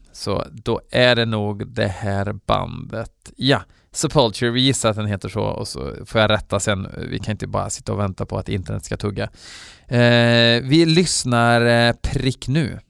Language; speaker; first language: Swedish; native; Swedish